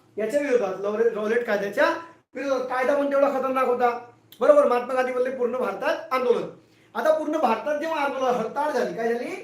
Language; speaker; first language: Marathi; non-native, local second language; Hindi